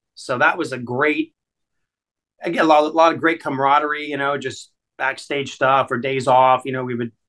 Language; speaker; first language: English; native; English